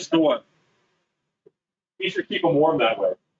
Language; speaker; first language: English; native; English